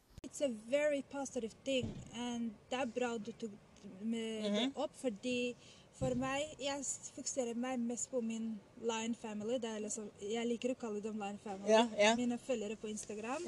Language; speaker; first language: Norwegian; early bilingual, other home language; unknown